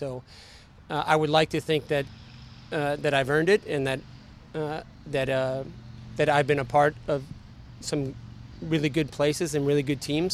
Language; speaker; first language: English; native; English